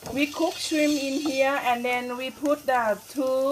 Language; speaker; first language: English; non-native, learner; Thai